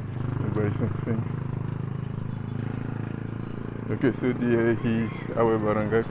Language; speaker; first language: English; non-native, fluent; French